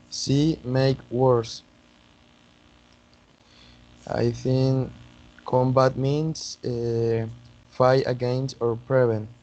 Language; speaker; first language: English; non-native, learner; Spanish